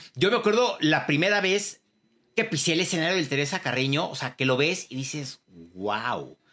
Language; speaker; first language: Spanish; native; Spanish